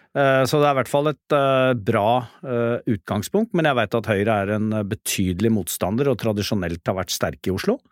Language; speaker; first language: Norwegian; native; Norwegian